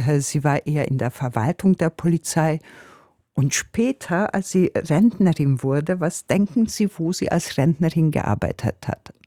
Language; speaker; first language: German; non-native, fluent; Hungarian